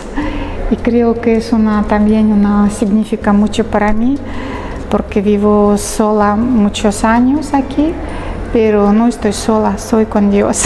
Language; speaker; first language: Spanish; non-native, learner; Russian